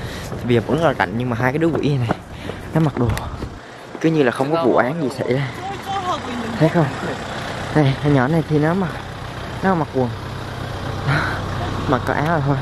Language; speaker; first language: Vietnamese; native; Vietnamese